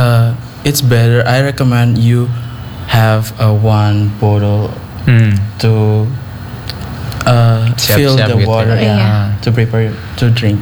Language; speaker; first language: English; non-native, learner; Indonesian